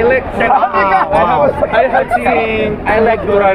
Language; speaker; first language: English; non-native, learner; Indonesian